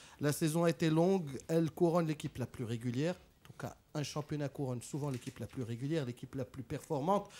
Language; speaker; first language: French; non-native, local second language; Arabic